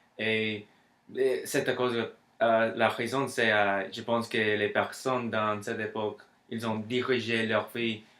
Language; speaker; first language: French; non-native, learner; English